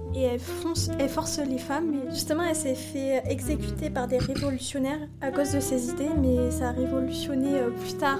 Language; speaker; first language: French; native; French